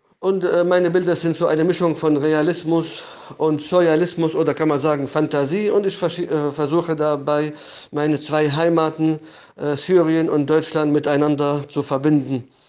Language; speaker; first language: German; non-native, fluent; Arabic